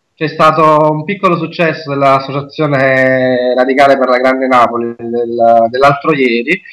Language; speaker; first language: Italian; native; Italian